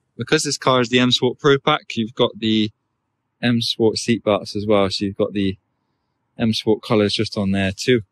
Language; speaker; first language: English; native; English